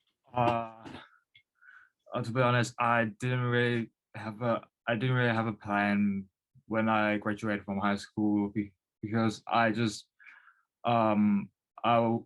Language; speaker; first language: English; non-native, fluent; Thai